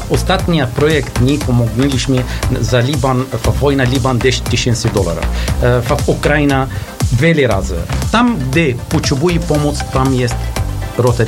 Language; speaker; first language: Polish; non-native, learner; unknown